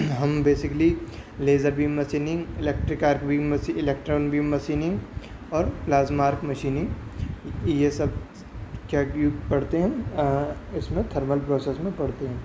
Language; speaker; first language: Hindi; native; Hindi